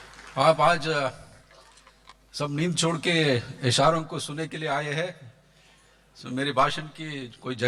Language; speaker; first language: Hindi; non-native, local second language; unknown